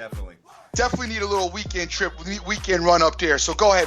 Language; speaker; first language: English; native; English